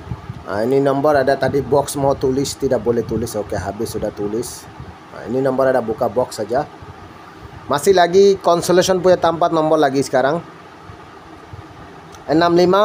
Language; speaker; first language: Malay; non-native, learner; Bangla